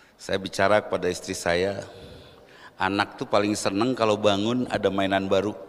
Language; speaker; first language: Indonesian; non-native, local second language; Sundanese